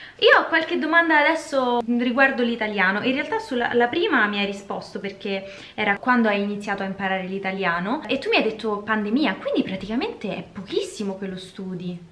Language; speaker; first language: Italian; native; Italian